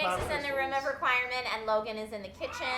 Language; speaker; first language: English; native; English